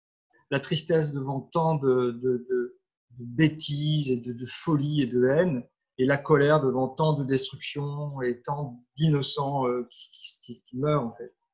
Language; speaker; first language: French; native; French